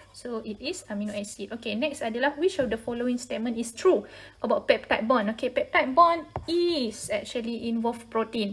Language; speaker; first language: English; non-native, local second language; Malay